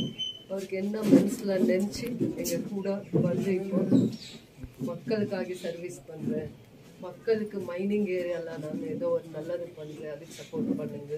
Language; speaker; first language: Tamil; non-native, local second language; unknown